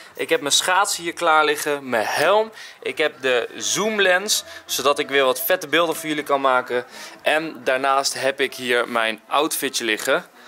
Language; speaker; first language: Dutch; native; Dutch